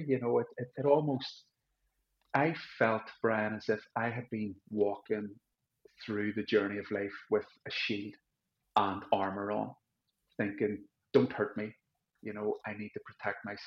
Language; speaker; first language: English; native; English